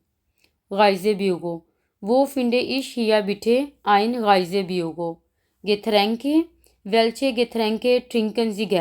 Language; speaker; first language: German; non-native, learner; Urdu